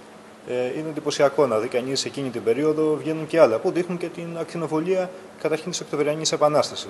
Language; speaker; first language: Greek; native; Greek